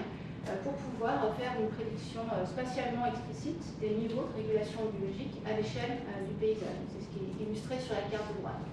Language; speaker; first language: French; native; French